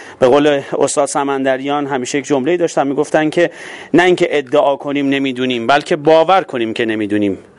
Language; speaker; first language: Persian; native; Persian